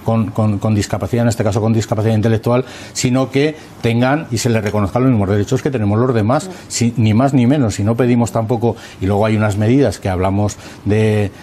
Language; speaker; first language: Spanish; native; Spanish